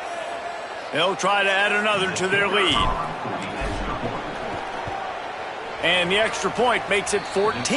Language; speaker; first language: English; native; English